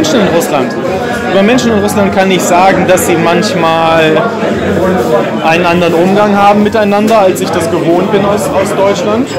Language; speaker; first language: German; native; German